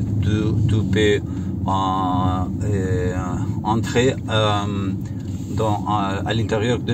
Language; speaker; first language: French; non-native, learner; Spanish